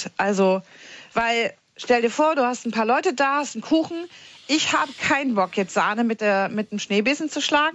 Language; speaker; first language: German; native; German